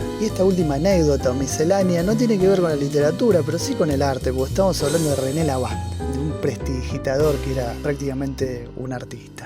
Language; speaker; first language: Spanish; native; Spanish